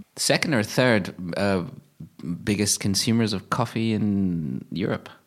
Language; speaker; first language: English; native; English